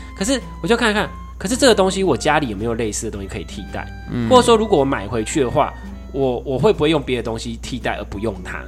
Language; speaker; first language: Chinese; native; Chinese